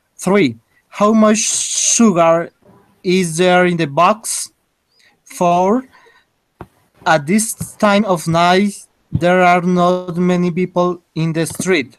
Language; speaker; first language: English; non-native, learner; Spanish